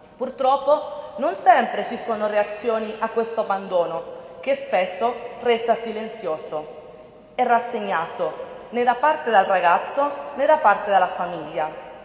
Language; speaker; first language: Italian; non-native, fluent; Spanish